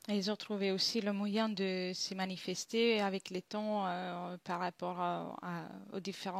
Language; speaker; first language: French; non-native, fluent; Italian